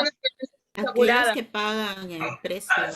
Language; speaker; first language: Spanish; native; Spanish